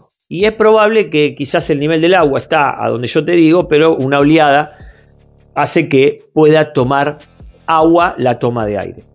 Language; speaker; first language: Spanish; native; Spanish